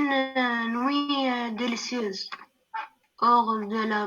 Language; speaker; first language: French; non-native, learner; Arabic